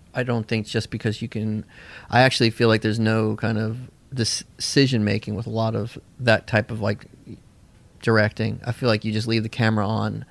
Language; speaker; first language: English; native; English